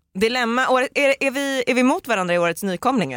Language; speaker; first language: Swedish; native; Swedish